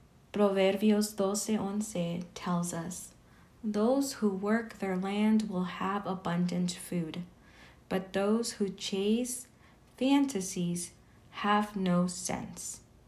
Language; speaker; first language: English; early bilingual, other home language; Spanish